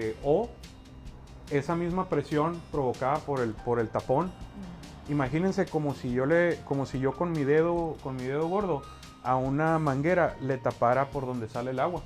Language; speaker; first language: Spanish; native; Spanish